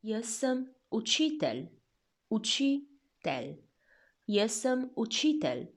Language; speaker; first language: Slovenian; non-native, fluent; Chinese